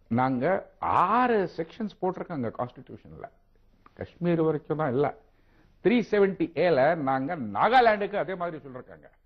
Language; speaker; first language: Tamil; non-native, local second language; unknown